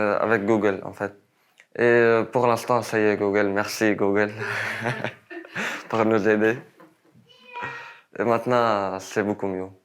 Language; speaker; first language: French; non-native, learner; Arabic